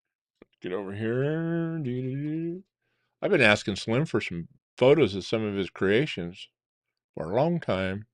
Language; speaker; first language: English; native; English